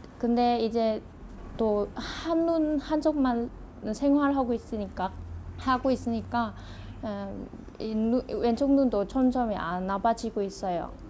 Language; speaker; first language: Korean; non-native, fluent; Vietnamese